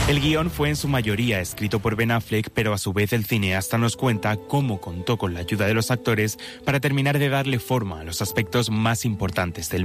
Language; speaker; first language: Spanish; native; Spanish